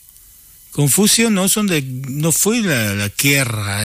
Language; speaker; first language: Spanish; non-native, learner; Chinese